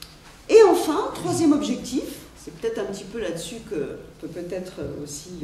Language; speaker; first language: French; native; French